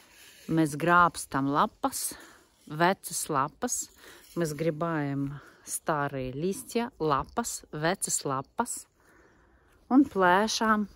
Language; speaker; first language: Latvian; non-native, local second language; Russian